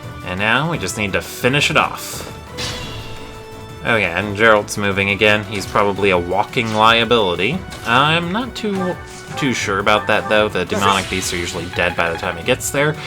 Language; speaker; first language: English; native; English